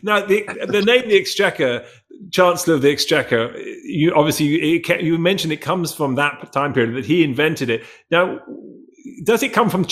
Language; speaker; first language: English; native; English